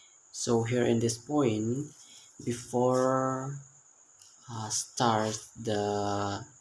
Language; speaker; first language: English; non-native, learner; Indonesian